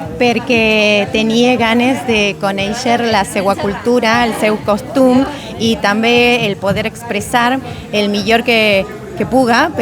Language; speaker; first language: Catalan; non-native, fluent; Spanish